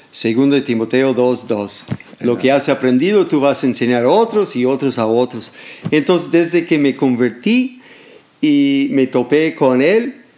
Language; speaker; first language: Spanish; non-native, fluent; English